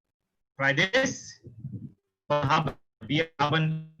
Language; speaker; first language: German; non-native, learner; Hindi